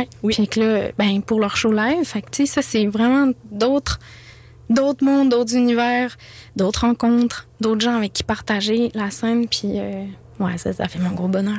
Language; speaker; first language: French; native; French